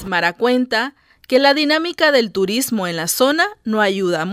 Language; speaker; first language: Spanish; native; Spanish